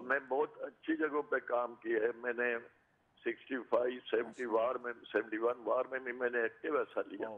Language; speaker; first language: Urdu; native; Urdu